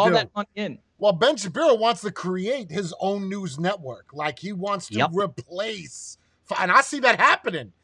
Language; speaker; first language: English; native; English